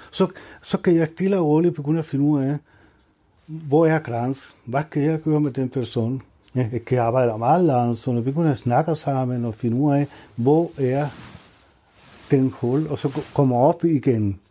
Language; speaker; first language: Danish; non-native, learner; Spanish